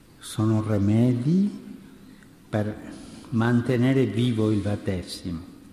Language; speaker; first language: Italian; non-native, fluent; Spanish